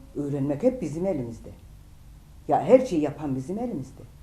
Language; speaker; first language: Turkish; native; Turkish